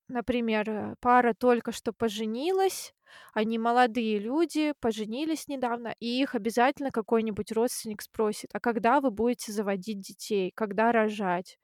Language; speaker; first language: Russian; native; Russian